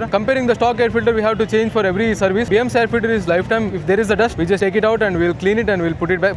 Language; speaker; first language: English; non-native, local second language; Kannada